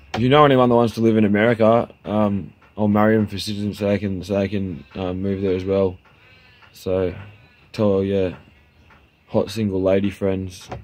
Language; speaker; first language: English; native; English